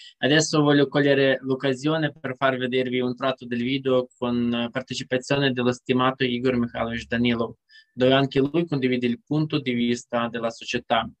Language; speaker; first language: Italian; non-native, fluent; Russian